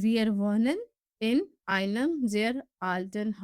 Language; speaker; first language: German; non-native, fluent; Urdu